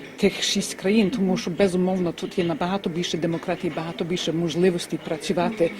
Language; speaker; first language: Ukrainian; early bilingual, heritage; Ukrainian